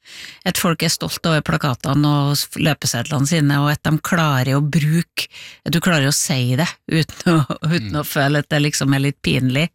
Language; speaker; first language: Norwegian; native; Norwegian